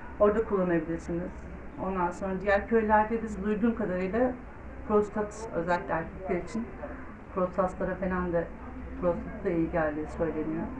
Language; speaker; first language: Turkish; native; Turkish